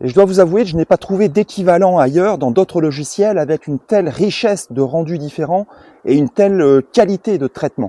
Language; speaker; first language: French; native; French